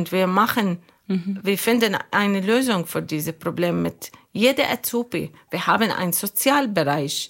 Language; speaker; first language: German; non-native, fluent; Arabic